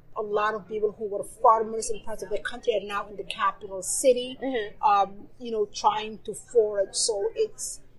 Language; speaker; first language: English; non-native, fluent; Somali